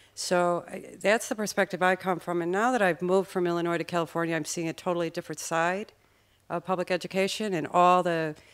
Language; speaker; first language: English; native; English